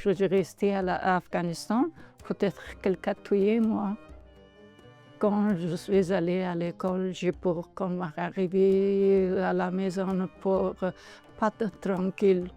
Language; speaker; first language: French; non-native, learner; Persian